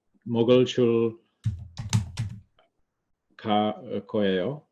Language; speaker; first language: Korean; non-native, learner; English